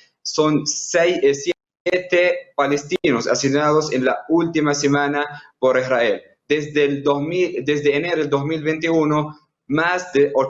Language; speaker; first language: Spanish; non-native, fluent; Arabic